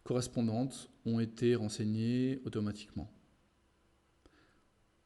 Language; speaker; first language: French; native; French